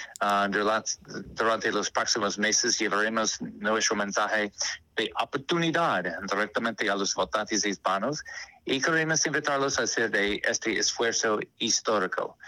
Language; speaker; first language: Spanish; non-native, learner; English